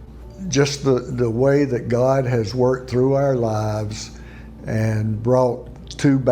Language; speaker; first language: English; native; English